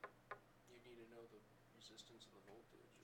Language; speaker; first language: English; native; English